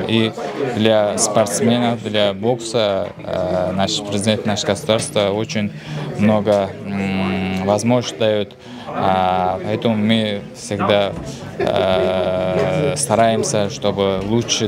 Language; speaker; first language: Russian; non-native, fluent; Uzbek